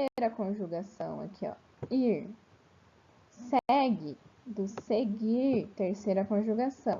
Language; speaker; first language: Portuguese; native; Portuguese